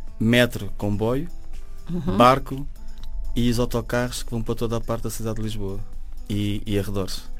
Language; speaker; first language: Portuguese; native; Portuguese